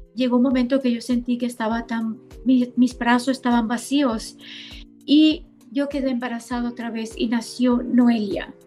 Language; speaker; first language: Spanish; native; Spanish